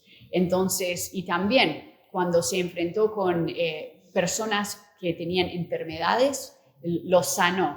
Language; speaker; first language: Spanish; non-native, fluent; English